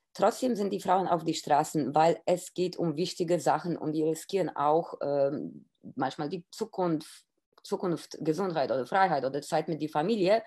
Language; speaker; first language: German; non-native, fluent; Polish